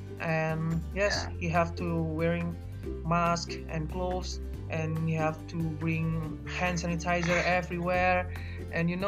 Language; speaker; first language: English; non-native, learner; Indonesian